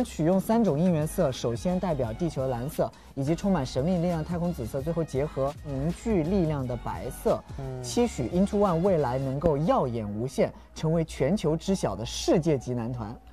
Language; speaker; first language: Chinese; native; Chinese